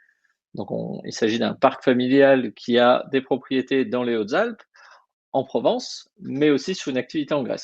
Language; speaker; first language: French; native; French